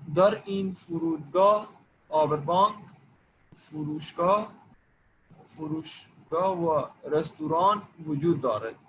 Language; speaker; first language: Persian; non-native, learner; Urdu